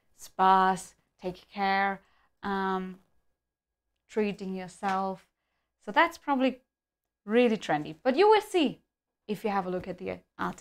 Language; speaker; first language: English; non-native, fluent; German